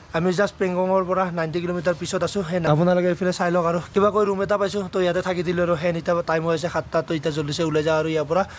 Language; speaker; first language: Assamese; non-native, local second language; Bodo